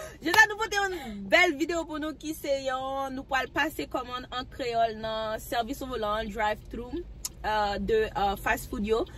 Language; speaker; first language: French; non-native, local second language; Haitian Creole